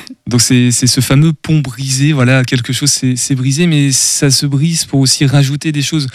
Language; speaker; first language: French; native; French